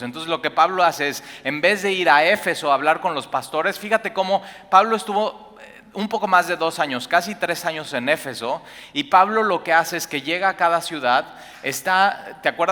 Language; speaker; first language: Spanish; native; Spanish